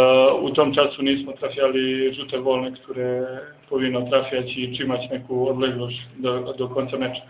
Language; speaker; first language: Polish; non-native, fluent; Serbian